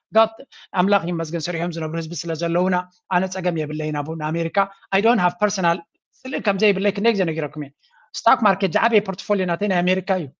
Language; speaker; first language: Tigrinya; native; Tigrinya